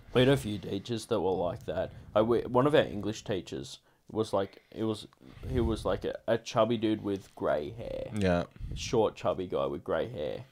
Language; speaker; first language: English; native; English